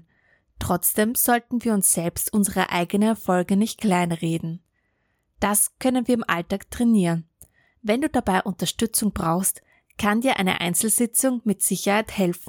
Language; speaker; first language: German; native; German